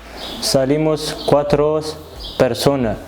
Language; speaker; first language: Spanish; non-native, learner; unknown